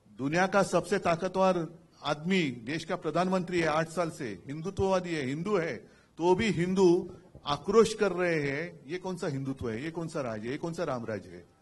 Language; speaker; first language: Hindi; non-native, local second language; Marathi